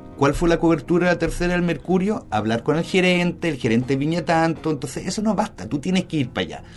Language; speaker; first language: Spanish; early bilingual, other home language; German